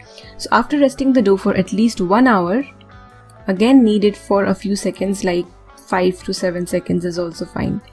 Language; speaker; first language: English; non-native, local second language; Hindi